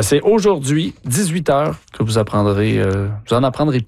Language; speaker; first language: French; native; French